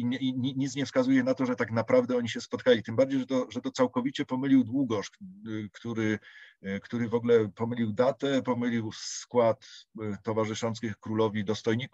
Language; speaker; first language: Polish; native; Polish